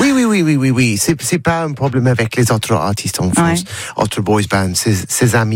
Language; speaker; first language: French; non-native, learner; English